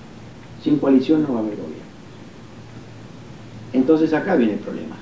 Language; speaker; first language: Spanish; native; Spanish